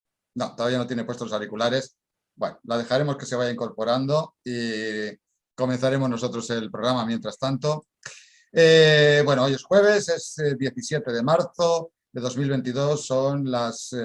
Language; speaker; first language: Spanish; native; Spanish